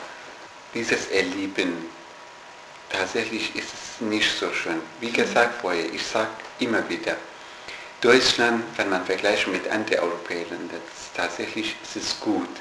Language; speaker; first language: German; non-native, learner; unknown